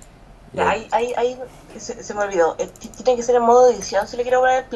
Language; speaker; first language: Spanish; native; Spanish